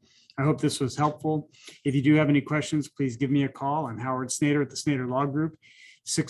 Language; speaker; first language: English; native; English